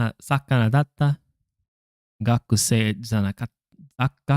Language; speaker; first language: Japanese; non-native, learner; English